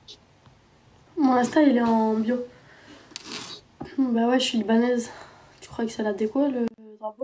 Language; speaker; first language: French; non-native, local second language; Arabic